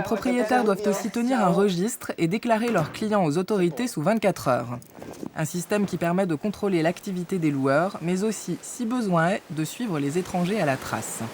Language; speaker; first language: French; native; French